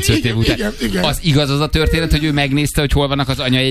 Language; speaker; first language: Hungarian; native; Hungarian